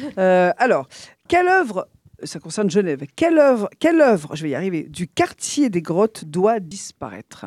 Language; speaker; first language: French; native; French